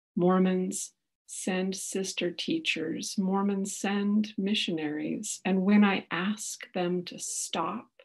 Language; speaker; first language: English; native; English